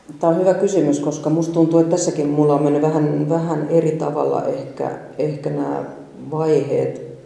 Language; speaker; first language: Finnish; native; Finnish